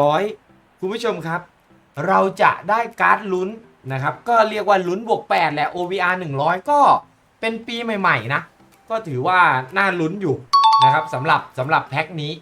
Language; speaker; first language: Thai; native; Thai